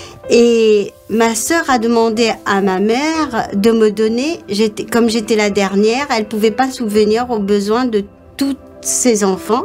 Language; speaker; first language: French; non-native, local second language; Morisyen